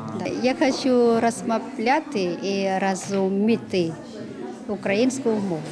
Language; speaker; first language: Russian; non-native, learner; Vietnamese